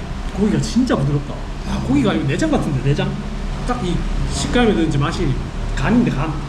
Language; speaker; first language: Korean; native; Korean